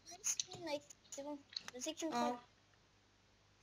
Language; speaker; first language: French; native; French